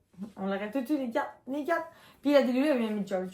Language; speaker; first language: French; native; French